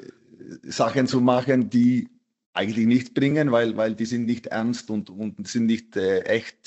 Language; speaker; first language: German; non-native, fluent; Icelandic